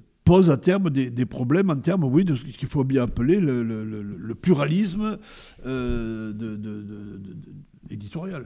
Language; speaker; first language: French; native; French